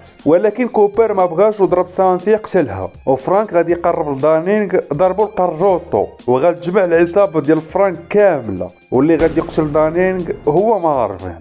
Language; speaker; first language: Arabic; native; Arabic